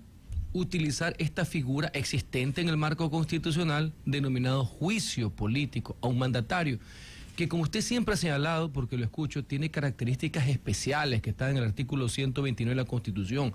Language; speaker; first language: Spanish; native; Spanish